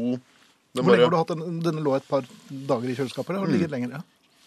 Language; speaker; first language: Norwegian; native; Norwegian